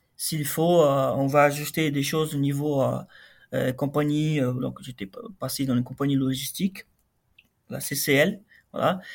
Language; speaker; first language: French; non-native, fluent; Portuguese